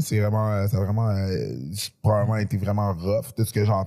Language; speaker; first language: French; native; French